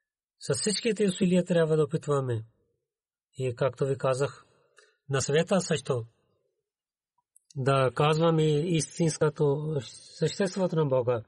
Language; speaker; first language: Bulgarian; non-native, learner; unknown